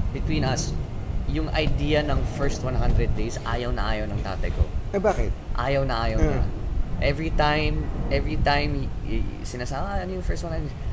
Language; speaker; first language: Filipino; native; Filipino